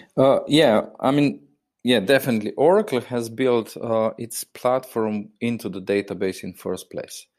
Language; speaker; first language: English; non-native, fluent; Slovenian